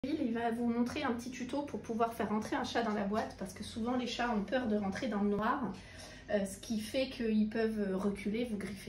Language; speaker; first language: French; native; French